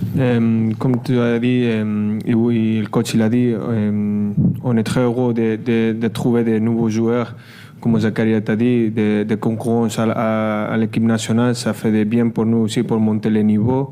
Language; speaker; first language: French; non-native, learner; Spanish